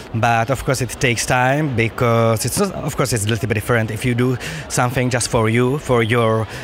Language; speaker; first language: English; non-native, fluent; Czech